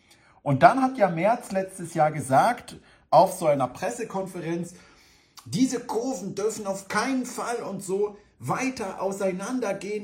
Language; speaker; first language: German; native; German